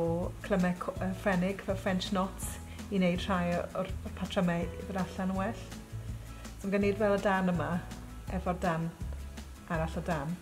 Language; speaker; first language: Welsh; native; Welsh